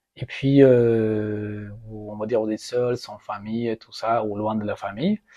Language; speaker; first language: French; non-native, fluent; Persian